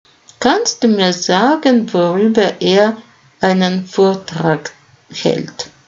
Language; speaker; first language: German; non-native, fluent; Russian